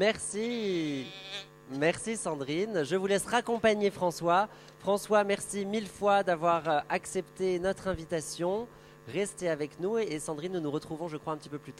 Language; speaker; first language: French; native; French